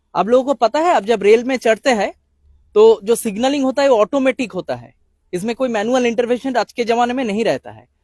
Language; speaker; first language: Hindi; non-native, local second language; Bangla